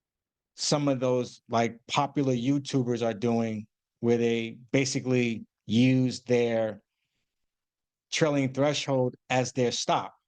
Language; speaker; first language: English; native; English